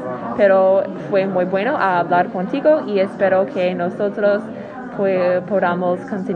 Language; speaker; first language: Spanish; non-native, learner; English